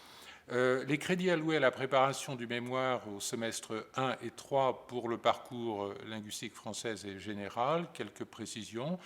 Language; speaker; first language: French; native; French